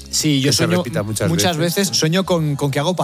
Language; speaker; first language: Spanish; native; Spanish